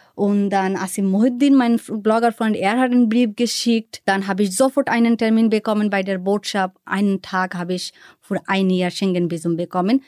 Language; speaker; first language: German; non-native, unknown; Bangla